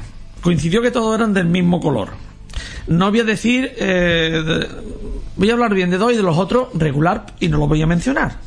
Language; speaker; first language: Spanish; native; Spanish